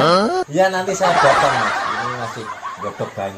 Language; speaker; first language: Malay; non-native, local second language; Javanese